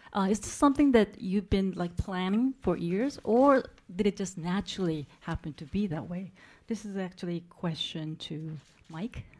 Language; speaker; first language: English; non-native, fluent; Japanese